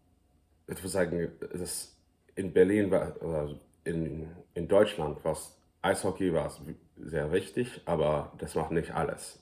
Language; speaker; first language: German; early bilingual, heritage; English